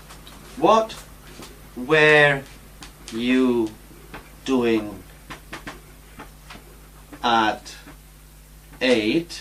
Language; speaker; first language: English; non-native, fluent; Spanish